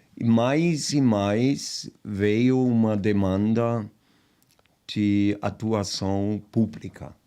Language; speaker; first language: Portuguese; non-native, fluent; German